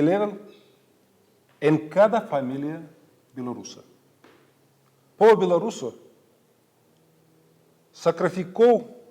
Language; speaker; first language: Portuguese; non-native, fluent; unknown